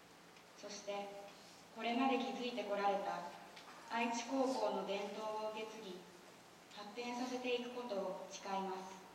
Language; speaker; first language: Japanese; native; Japanese